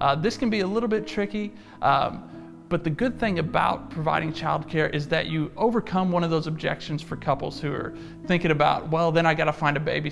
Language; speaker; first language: English; native; English